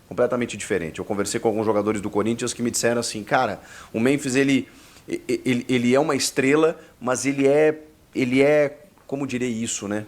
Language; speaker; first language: Portuguese; native; Portuguese